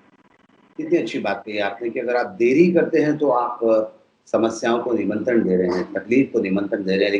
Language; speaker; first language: Hindi; native; Hindi